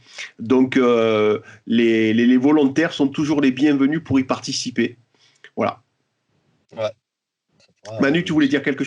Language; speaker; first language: French; native; French